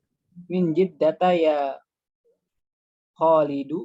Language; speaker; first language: Arabic; non-native, learner; Indonesian